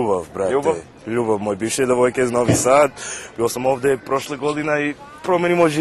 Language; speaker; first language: Serbian; non-native, learner; English